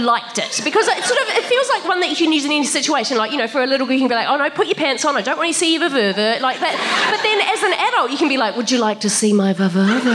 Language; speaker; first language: English; native; English